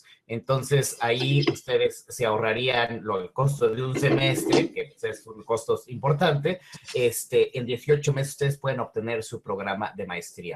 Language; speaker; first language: Spanish; native; Spanish